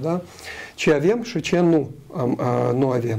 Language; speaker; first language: Romanian; non-native, local second language; Russian